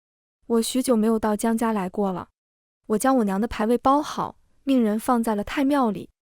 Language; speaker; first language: Chinese; native; Chinese